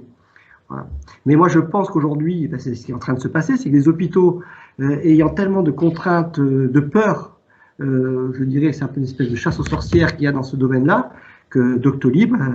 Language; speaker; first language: French; native; French